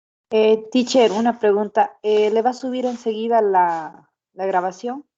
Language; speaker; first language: Spanish; native; Spanish